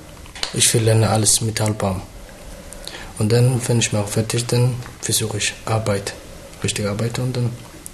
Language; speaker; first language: German; non-native, learner; Somali